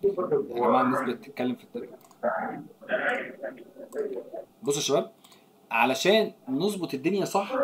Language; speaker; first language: Arabic; native; Arabic